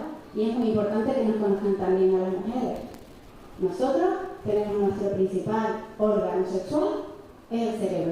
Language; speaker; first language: Spanish; native; Spanish